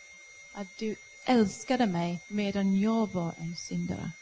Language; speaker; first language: Swedish; non-native, fluent; English